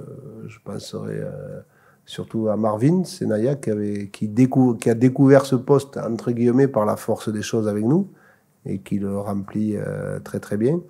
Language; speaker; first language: French; native; French